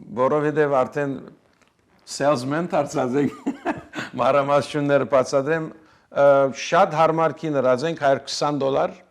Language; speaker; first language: Armenian; early bilingual, heritage; Armenian